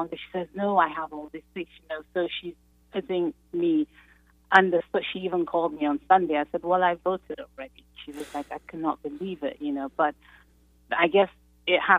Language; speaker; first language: English; non-native, local second language; Yoruba